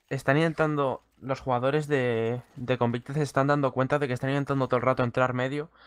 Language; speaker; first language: Spanish; native; Spanish